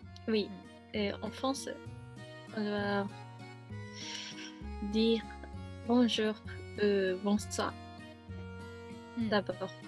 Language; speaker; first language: French; non-native, learner; Japanese